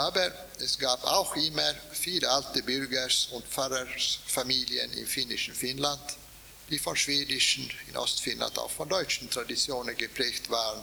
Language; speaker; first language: German; non-native, fluent; Swedish